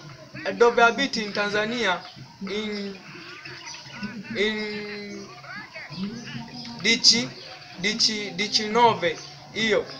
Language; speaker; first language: Italian; non-native, learner; Swahili